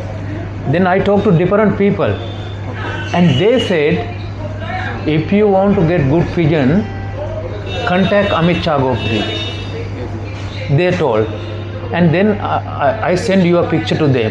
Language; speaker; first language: English; non-native, fluent; Sinhala